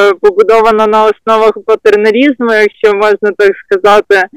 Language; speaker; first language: Ukrainian; native; Ukrainian